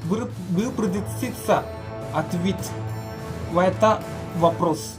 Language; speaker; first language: Russian; non-native, learner; Malayalam